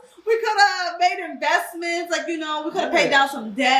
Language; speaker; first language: English; native; English